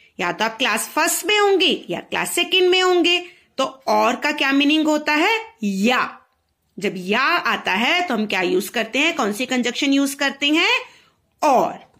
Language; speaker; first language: Hindi; native; Hindi